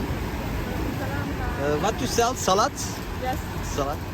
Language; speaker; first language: English; non-native, learner; Turkish